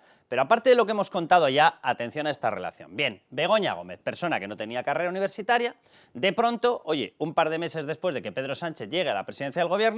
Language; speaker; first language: Spanish; native; Spanish